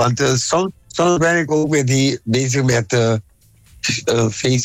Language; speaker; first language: Dutch; non-native, local second language; Papiamento